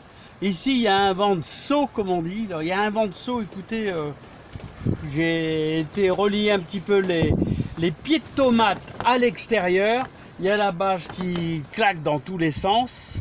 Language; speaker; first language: French; native; French